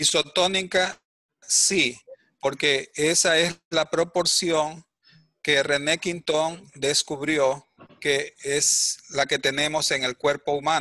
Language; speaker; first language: Portuguese; non-native, learner; Spanish